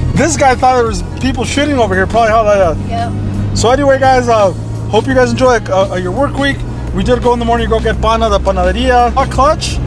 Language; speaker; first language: English; native; English